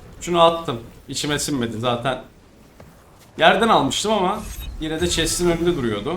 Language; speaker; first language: Turkish; native; Turkish